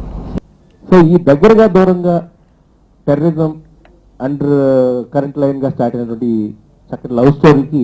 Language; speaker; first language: Telugu; native; Telugu